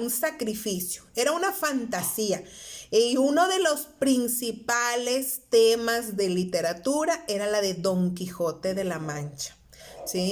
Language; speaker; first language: Spanish; native; Spanish